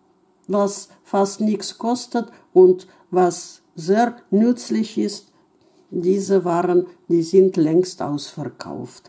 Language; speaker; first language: German; non-native, fluent; Russian